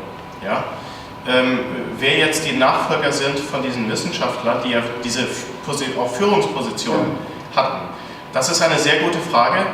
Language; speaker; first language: German; native; German